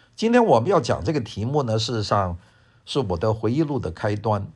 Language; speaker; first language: Chinese; non-native, local second language; Cantonese